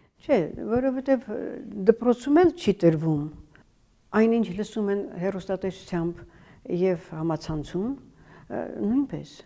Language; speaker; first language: Armenian; native; Armenian